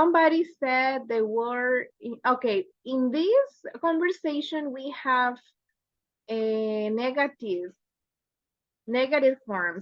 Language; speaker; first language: English; non-native, fluent; Spanish